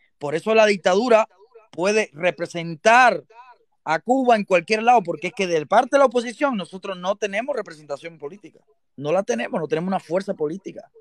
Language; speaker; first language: Spanish; native; Spanish